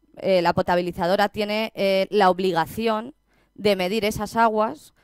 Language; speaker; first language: Spanish; native; Spanish